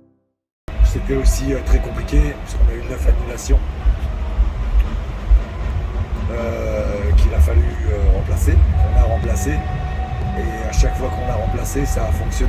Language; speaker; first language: French; native; French